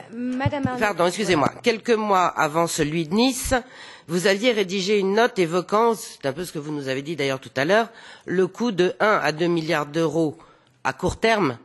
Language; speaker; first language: French; native; French